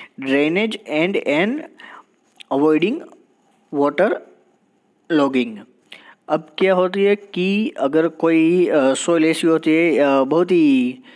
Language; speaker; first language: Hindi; non-native, local second language; Gujarati